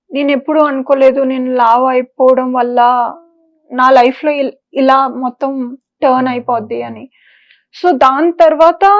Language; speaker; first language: Telugu; native; Telugu